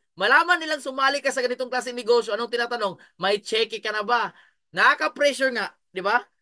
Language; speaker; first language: Filipino; non-native, local second language; Cebuano